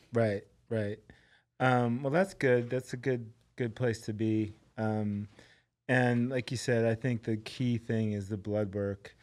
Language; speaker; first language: English; native; English